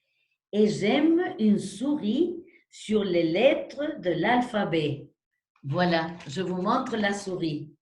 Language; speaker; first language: French; non-native, fluent; Spanish